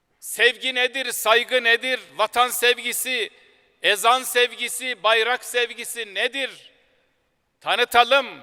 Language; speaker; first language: Turkish; native; Turkish